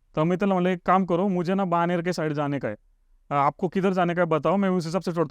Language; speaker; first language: Hindi; non-native, local second language; Marathi